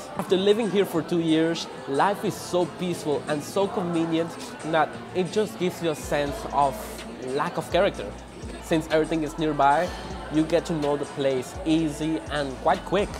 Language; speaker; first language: English; non-native, fluent; Spanish